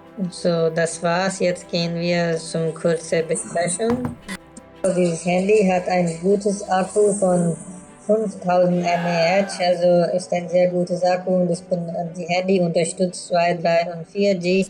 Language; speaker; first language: German; non-native, fluent; Urdu